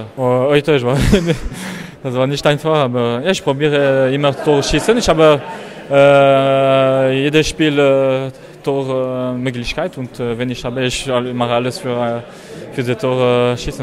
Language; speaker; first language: German; non-native, learner; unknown